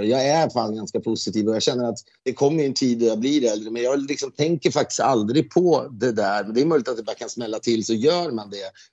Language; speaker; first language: Swedish; native; Swedish